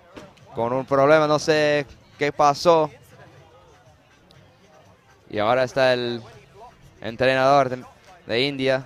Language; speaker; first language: Spanish; non-native, fluent; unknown